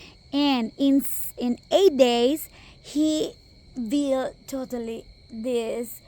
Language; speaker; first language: English; non-native, local second language; Spanish